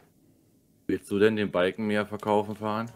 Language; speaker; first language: German; native; German